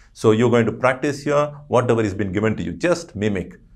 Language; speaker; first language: English; non-native, local second language; Urdu